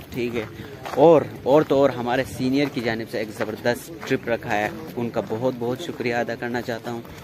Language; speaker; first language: Urdu; non-native, local second language; Balti